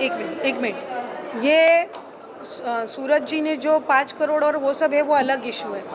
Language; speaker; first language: Hindi; non-native, local second language; Marathi